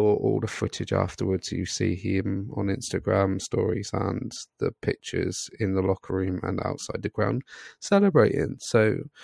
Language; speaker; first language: English; native; English